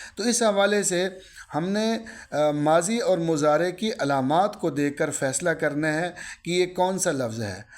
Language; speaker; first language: Urdu; native; Urdu